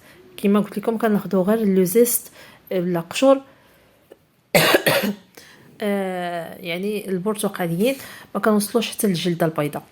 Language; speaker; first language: Arabic; native; Arabic